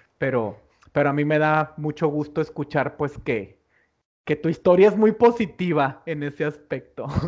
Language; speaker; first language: Spanish; native; Spanish